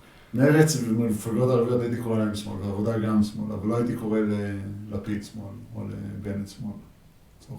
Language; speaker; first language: Hebrew; native; Hebrew